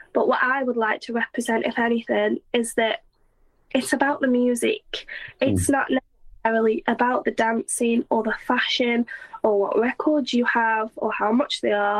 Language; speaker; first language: English; native; English